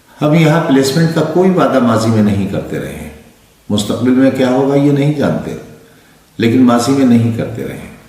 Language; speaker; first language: Urdu; native; Urdu